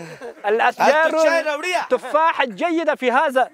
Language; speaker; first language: Arabic; non-native, learner; Pashto